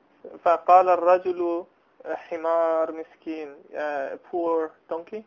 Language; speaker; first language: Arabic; non-native, learner; English